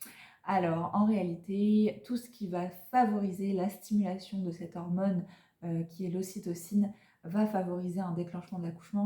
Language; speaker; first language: French; native; French